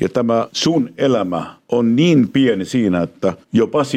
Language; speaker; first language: Finnish; non-native, fluent; Hebrew